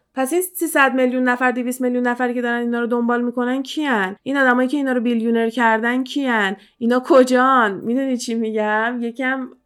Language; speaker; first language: Persian; early bilingual, heritage; Persian